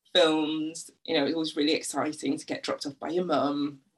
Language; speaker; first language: English; native; English